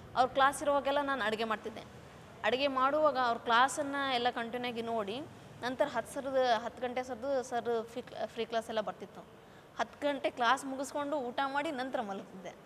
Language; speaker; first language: Kannada; non-native, local second language; Lambadi